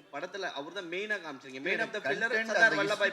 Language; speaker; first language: Tamil; native; Tamil